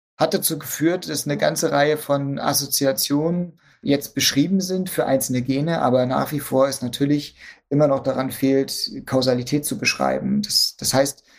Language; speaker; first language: German; native; German